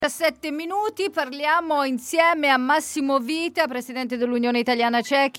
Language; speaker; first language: Italian; native; Italian